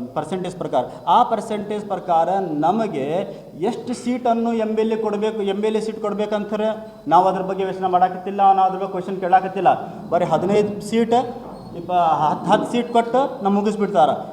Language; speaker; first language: Kannada; non-native, local second language; Urdu